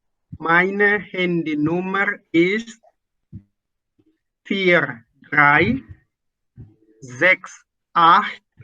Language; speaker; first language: German; non-native, fluent; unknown